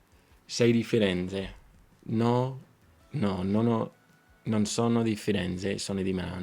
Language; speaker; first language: Italian; non-native, learner; English